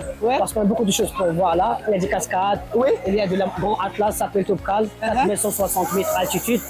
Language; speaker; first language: French; non-native, local second language; Berber languages